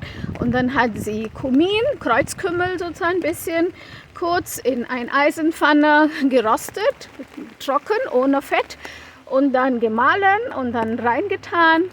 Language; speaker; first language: German; non-native, fluent; Konkani